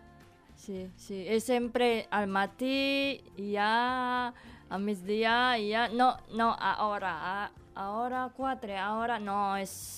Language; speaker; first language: Catalan; non-native, learner; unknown